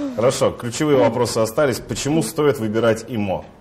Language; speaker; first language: Russian; native; Russian